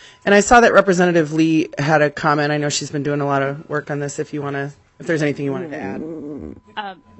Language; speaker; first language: English; native; English